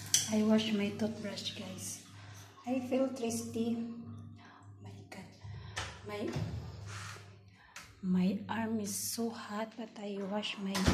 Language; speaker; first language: English; non-native, learner; Filipino